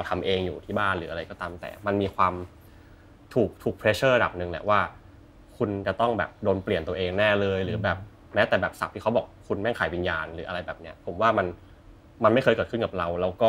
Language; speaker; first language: Thai; native; Thai